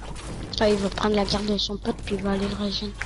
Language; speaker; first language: French; native; French